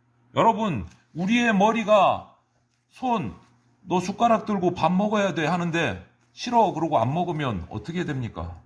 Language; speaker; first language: Korean; native; Korean